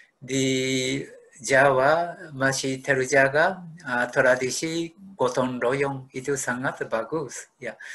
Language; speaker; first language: Indonesian; non-native, fluent; Japanese